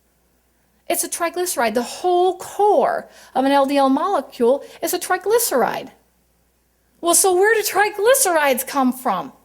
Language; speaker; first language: English; native; English